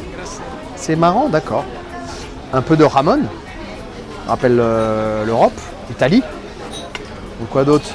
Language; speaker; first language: French; native; French